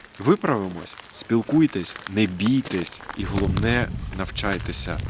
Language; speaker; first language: Ukrainian; non-native, local second language; Russian